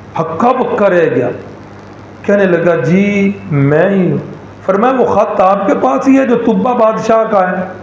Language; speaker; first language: Urdu; non-native, local second language; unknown